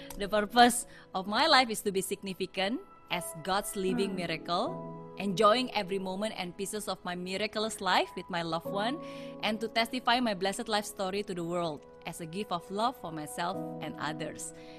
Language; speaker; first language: English; non-native, fluent; Indonesian